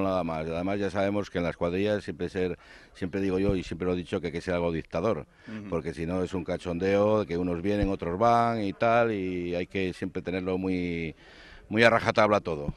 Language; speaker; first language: Spanish; native; Spanish